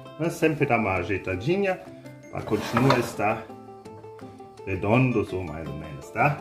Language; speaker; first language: Portuguese; non-native, learner; German